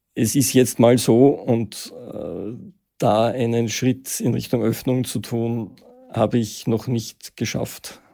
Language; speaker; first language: German; native; German